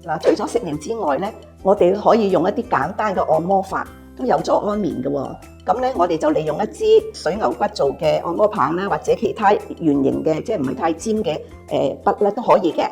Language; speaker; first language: Cantonese; native; Cantonese